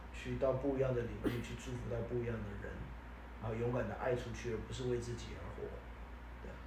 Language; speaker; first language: Chinese; early bilingual, heritage; Chinese